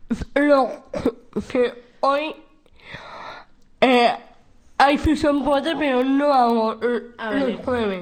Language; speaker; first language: Spanish; non-native, local second language; Basque